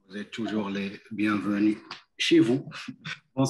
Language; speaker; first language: French; non-native, local second language; Arabic